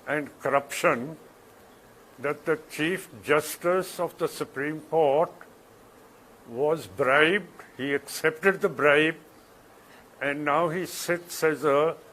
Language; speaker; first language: English; non-native, local second language; Punjabi